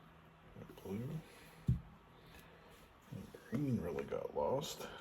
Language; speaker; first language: English; native; English